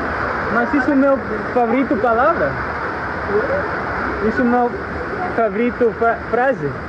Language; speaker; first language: Portuguese; early bilingual, heritage; English